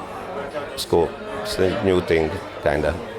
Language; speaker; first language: English; non-native, fluent; Hungarian